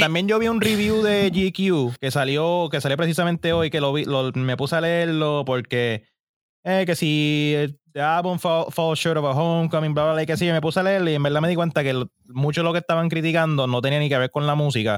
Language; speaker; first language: Spanish; early bilingual, heritage; Spanish